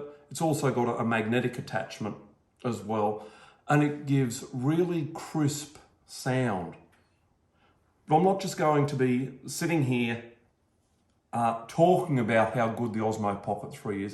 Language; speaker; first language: English; native; English